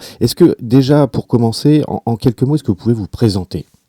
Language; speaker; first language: French; native; French